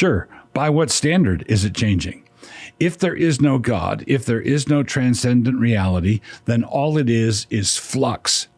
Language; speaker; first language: English; native; English